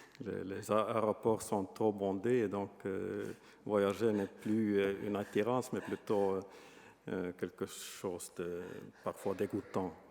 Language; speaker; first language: French; non-native, fluent; Estonian